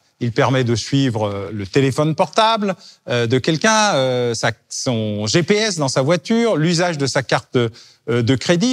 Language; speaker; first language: French; native; French